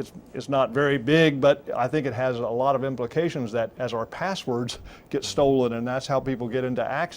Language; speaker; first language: English; native; English